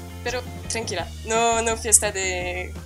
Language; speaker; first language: Spanish; non-native, fluent; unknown